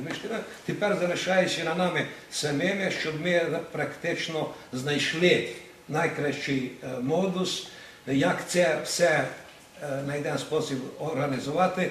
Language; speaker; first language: Ukrainian; early bilingual, heritage; Ukrainian